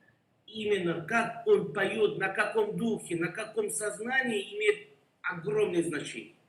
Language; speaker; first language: Russian; non-native, learner; Korean